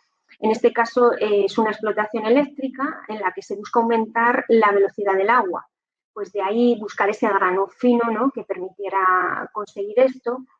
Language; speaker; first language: Spanish; native; Spanish